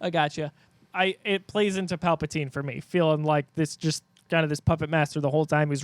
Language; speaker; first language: English; native; English